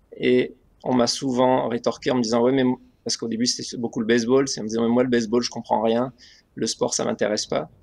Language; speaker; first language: French; native; French